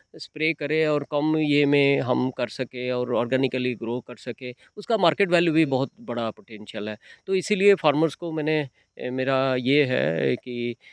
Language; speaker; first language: Hindi; non-native, local second language; Odia